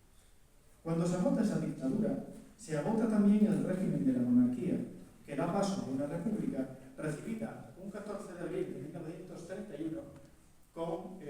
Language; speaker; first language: Spanish; native; Spanish